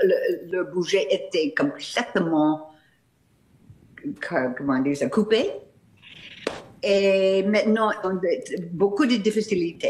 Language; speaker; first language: French; non-native, fluent; English